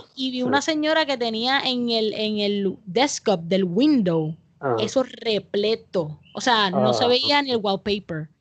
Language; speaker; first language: Spanish; native; Spanish